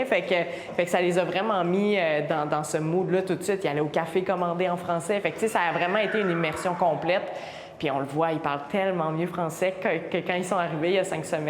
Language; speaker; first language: French; native; French